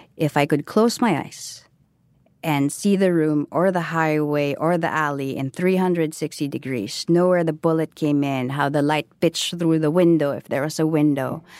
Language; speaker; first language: English; non-native, local second language; Filipino